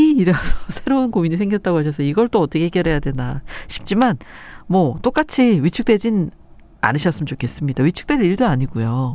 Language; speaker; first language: Korean; native; Korean